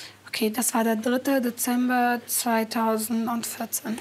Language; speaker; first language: German; non-native, fluent; Persian